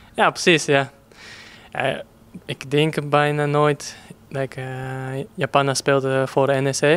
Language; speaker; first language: Dutch; early bilingual, heritage; Japanese